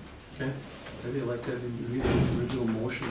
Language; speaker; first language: English; native; English